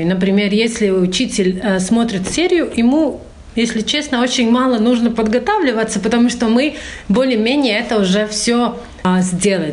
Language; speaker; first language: Russian; non-native, fluent; Latvian